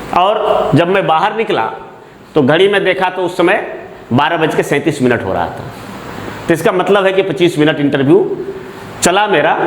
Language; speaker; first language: Hindi; native; Hindi